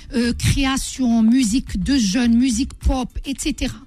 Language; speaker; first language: French; non-native, local second language; Arabic